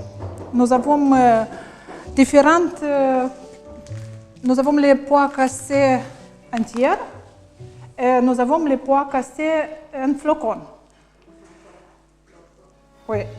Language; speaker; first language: French; non-native, learner; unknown